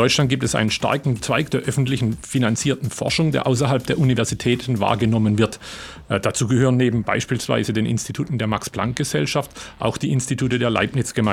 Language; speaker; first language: German; native; German